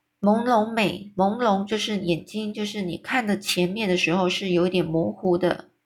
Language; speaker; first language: Chinese; native; Chinese